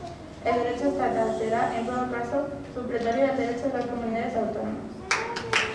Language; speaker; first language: Spanish; native; Spanish